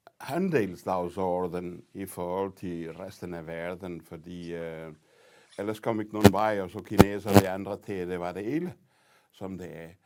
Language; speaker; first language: Danish; non-native, fluent; Portuguese